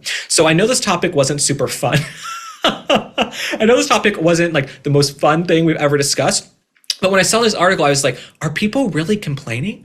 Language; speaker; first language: English; native; English